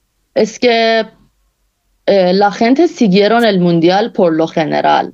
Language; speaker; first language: Spanish; non-native, fluent; Persian